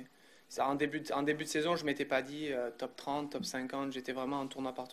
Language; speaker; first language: French; native; French